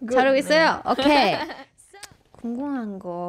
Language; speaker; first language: Korean; non-native, fluent; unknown